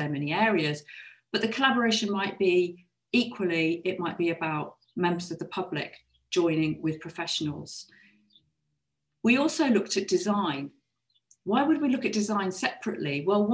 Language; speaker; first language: English; native; English